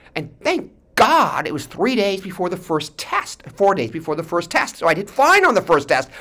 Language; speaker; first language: English; native; English